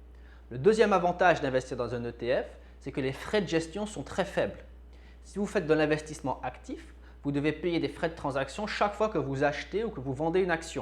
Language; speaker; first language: French; native; French